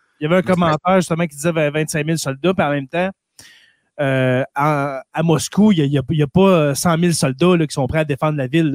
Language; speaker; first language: French; native; French